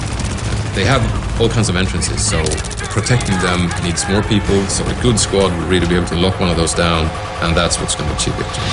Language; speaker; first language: English; non-native, fluent; Swedish